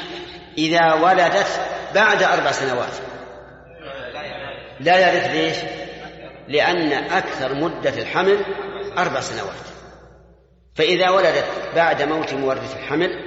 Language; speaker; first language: Arabic; native; Arabic